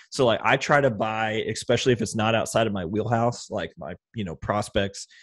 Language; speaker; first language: English; native; English